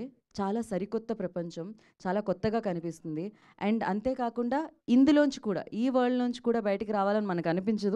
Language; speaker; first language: Telugu; native; Telugu